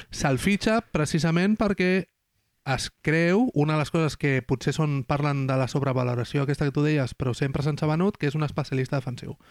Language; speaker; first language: Catalan; non-native, local second language; Spanish